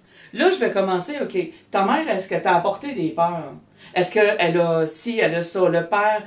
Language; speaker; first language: French; native; French